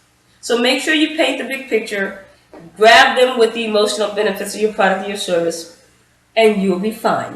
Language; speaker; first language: English; native; English